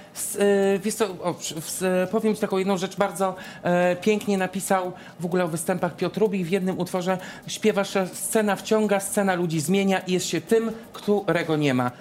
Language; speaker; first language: Polish; native; Polish